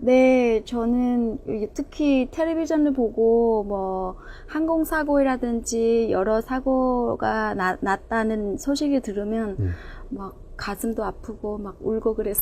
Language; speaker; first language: Korean; non-native, fluent; Vietnamese